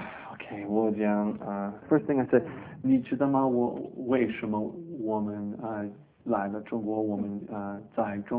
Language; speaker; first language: Chinese; early bilingual, heritage; Chinese